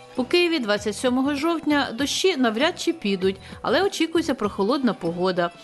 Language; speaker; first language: Ukrainian; native; Ukrainian